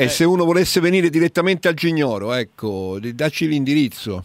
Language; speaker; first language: Italian; native; Italian